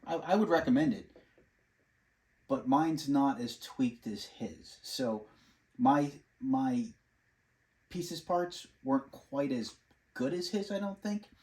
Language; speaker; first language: English; native; English